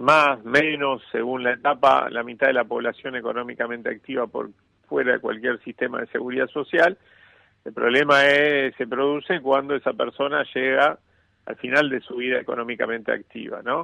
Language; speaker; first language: Spanish; native; Spanish